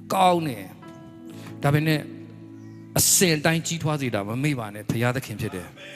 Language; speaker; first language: Burmese; native; Burmese